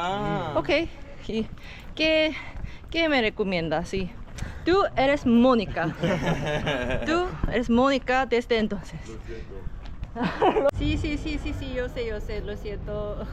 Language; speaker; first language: Spanish; non-native, learner; Korean